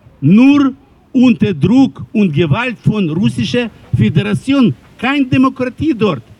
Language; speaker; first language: German; non-native, learner; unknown